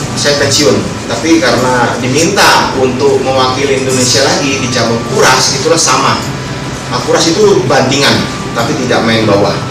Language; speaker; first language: Malay; native; Malay